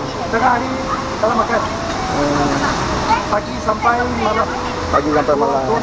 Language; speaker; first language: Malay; non-native, local second language; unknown